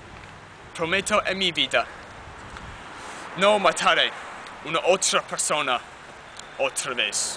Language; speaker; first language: Spanish; non-native, learner; English